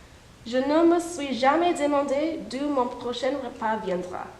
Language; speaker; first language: French; non-native, fluent; English